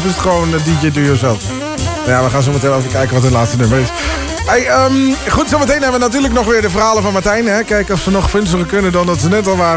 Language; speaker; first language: Dutch; native; Dutch